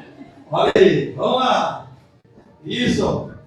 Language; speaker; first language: Portuguese; native; Portuguese